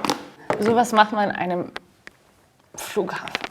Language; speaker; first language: German; non-native, fluent; Arabic